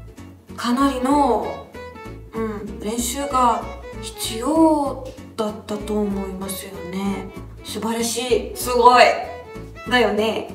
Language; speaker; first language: Japanese; non-native, fluent; Hungarian